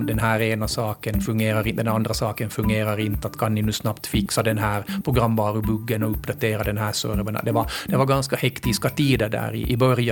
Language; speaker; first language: Swedish; native; Swedish